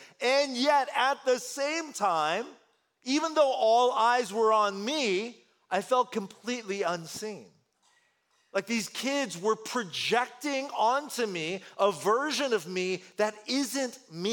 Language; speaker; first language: English; early bilingual, other home language; Korean